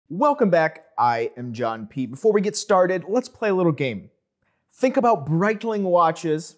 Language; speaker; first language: English; native; English